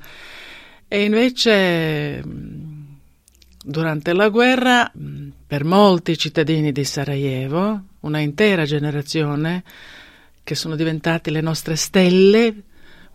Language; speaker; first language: Italian; non-native, fluent; Bosnian